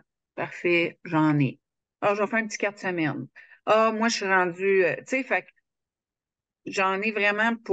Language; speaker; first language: French; native; French